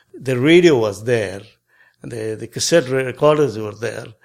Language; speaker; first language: English; non-native, local second language; Nepali